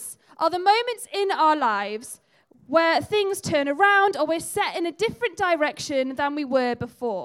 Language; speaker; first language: English; native; English